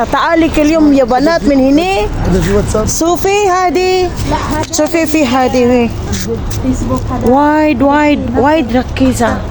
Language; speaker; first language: Arabic; non-native, learner; Filipino